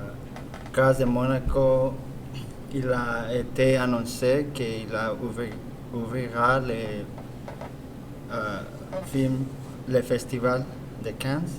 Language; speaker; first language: French; non-native, learner; English